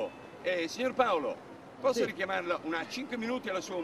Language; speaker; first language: Italian; native; Italian